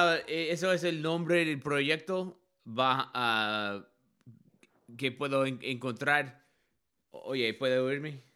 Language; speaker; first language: Spanish; non-native, learner; English